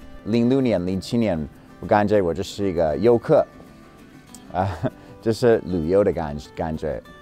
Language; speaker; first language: Chinese; non-native, fluent; English